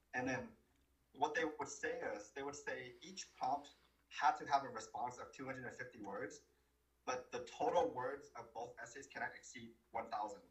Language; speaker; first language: English; early bilingual, other home language; Vietnamese